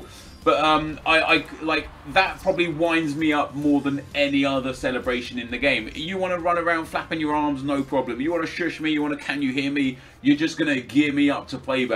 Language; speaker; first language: English; native; English